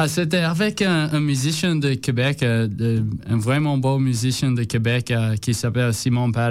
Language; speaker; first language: French; non-native, learner; English